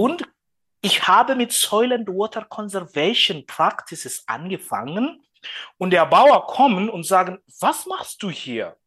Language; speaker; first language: German; non-native, learner; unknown